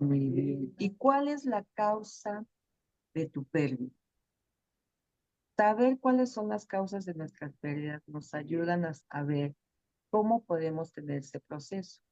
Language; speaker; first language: Spanish; native; Spanish